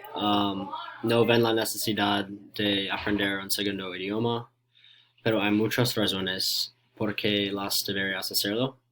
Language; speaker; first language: Spanish; non-native, learner; English